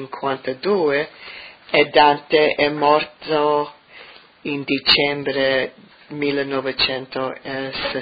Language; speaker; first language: Italian; early bilingual, heritage; English